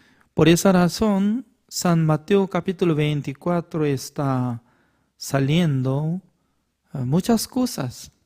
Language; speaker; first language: Spanish; non-native, fluent; Korean